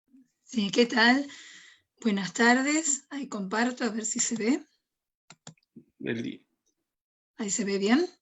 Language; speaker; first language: Spanish; native; Spanish